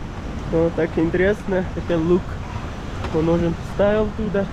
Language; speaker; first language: Russian; non-native, learner; Pashto